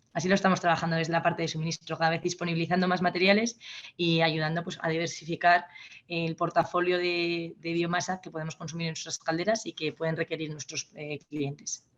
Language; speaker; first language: Spanish; native; Spanish